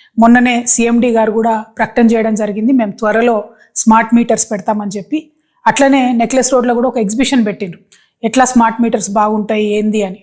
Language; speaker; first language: Telugu; native; Telugu